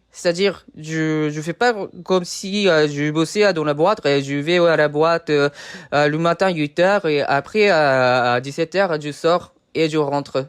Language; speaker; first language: French; non-native, fluent; Japanese